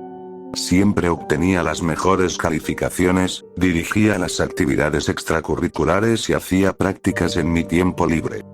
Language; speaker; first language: Spanish; native; Spanish